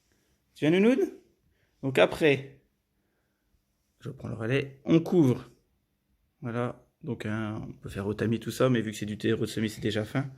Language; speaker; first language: French; native; French